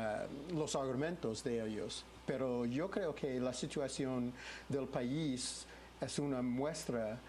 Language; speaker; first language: Spanish; non-native, fluent; English